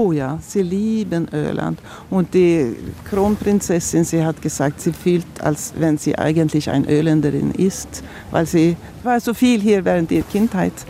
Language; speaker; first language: German; non-native, fluent; Swedish